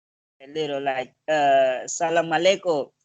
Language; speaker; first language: English; non-native, learner; Portuguese